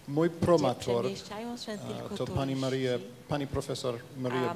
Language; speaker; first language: Polish; non-native, fluent; Japanese